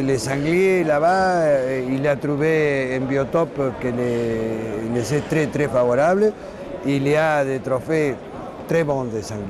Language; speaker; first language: French; non-native, learner; Spanish